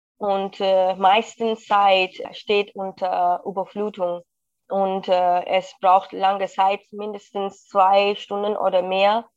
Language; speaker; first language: German; non-native, fluent; Rohingya